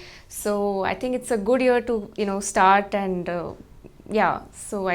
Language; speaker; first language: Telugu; non-native, learner; Hindi